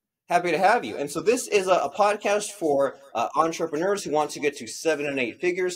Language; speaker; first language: English; native; English